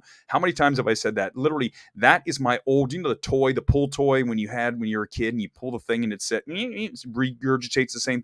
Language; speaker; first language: English; native; English